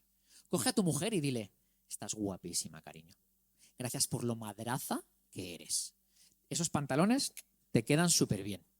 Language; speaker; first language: Spanish; native; Spanish